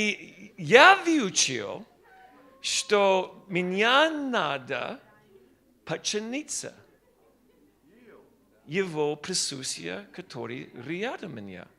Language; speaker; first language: Russian; non-native, learner; English